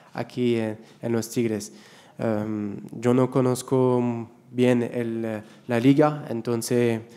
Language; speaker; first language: Spanish; non-native, learner; French